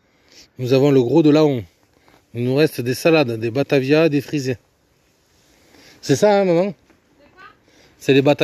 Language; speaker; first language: French; native; French